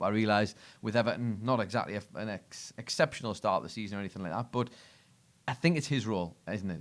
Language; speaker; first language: English; native; English